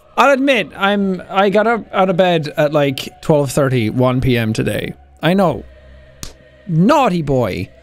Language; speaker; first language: English; native; English